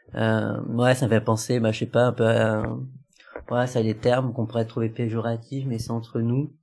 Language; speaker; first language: French; native; French